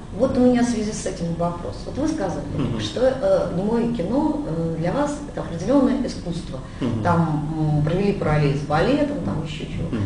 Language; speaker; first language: Russian; native; Russian